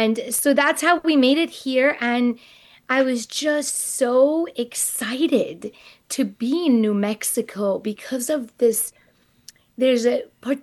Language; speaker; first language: English; non-native, fluent; Persian